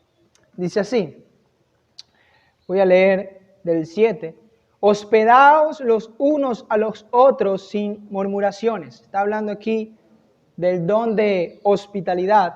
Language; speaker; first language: Spanish; native; Spanish